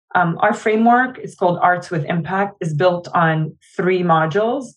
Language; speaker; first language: English; non-native, fluent; Arabic